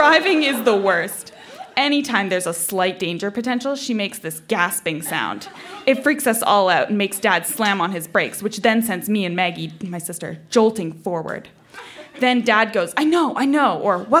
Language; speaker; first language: English; native; English